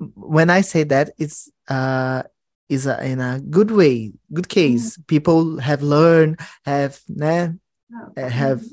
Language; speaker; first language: English; non-native, fluent; Portuguese